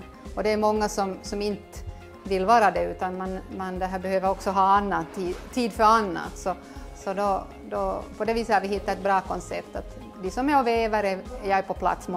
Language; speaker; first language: Swedish; native; Swedish